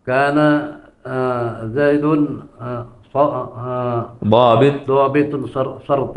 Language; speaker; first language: Arabic; non-native, learner; Indonesian